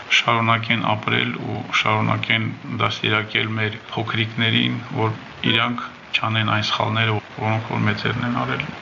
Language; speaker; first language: Armenian; native; Armenian